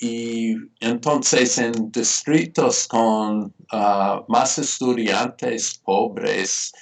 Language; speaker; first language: Spanish; non-native, fluent; English